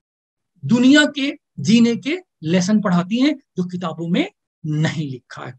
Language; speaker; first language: Hindi; native; Hindi